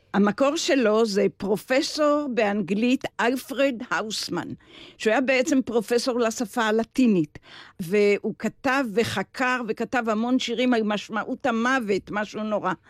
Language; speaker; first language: Hebrew; native; Hebrew